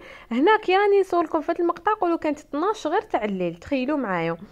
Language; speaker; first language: Arabic; native; Arabic